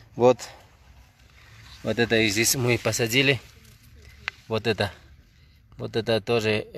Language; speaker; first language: Russian; non-native, learner; Spanish